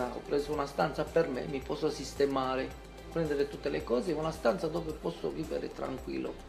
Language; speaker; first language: Italian; non-native, fluent; Romanian